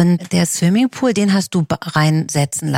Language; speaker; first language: German; native; German